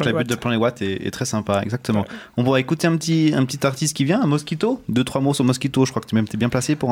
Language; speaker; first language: French; native; French